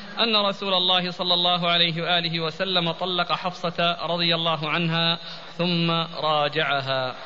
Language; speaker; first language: Arabic; native; Arabic